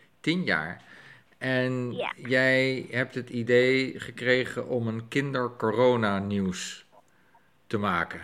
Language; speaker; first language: Dutch; native; Dutch